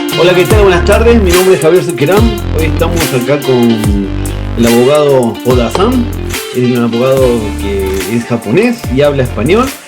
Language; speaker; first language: Spanish; native; Spanish